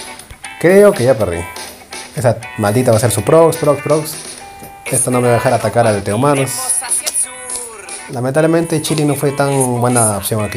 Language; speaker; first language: Spanish; native; Spanish